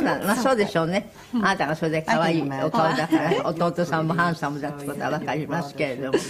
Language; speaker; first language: Japanese; native; Japanese